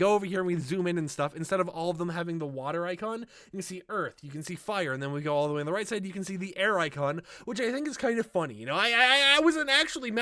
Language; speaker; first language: English; native; English